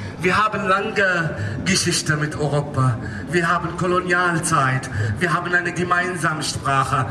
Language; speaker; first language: German; non-native, local second language; Arabic